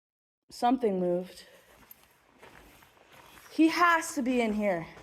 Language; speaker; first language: English; native; English